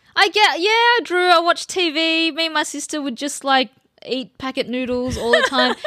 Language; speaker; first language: English; early bilingual, other home language; Filipino